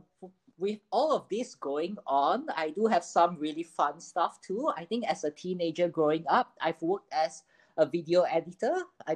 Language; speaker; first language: English; non-native, local second language; Chinese